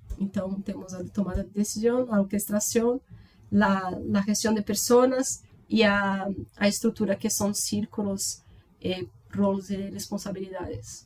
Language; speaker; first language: Spanish; non-native, learner; Portuguese